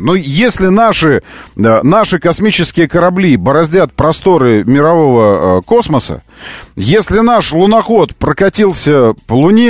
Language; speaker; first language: Russian; native; Russian